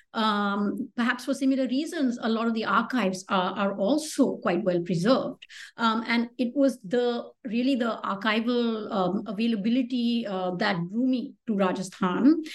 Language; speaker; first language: English; non-native, local second language; Hindi